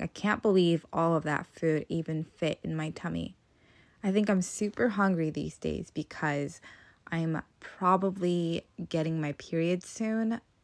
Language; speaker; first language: English; native; English